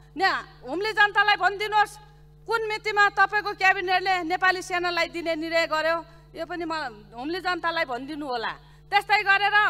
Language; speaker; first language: Nepali; native; Nepali